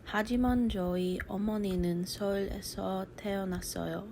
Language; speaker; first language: Korean; early bilingual, heritage; English